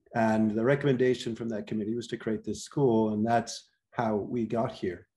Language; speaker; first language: English; native; English